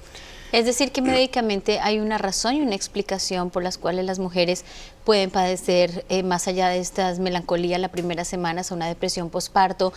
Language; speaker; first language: Spanish; native; Spanish